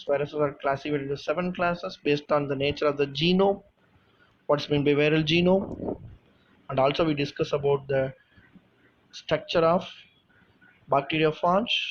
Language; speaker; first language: English; non-native, local second language; Tamil